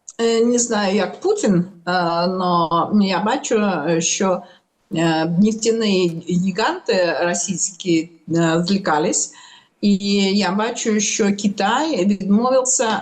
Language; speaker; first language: Ukrainian; non-native, local second language; Russian